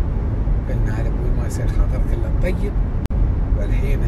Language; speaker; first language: Arabic; native; Arabic